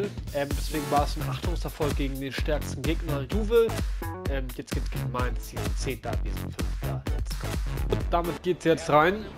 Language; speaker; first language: German; native; German